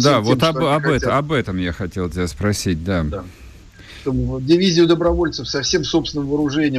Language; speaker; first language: Russian; native; Russian